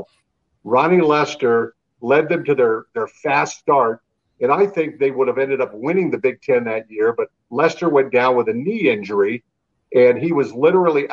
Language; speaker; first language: English; native; English